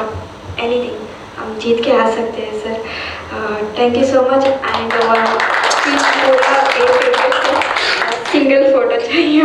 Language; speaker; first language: Hindi; non-native, local second language; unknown